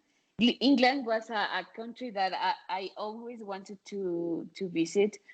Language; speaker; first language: English; non-native, fluent; Spanish